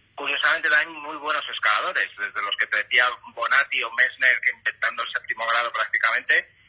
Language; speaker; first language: Spanish; native; Spanish